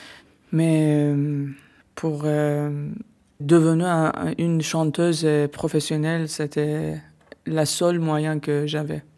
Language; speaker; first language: French; non-native, learner; Persian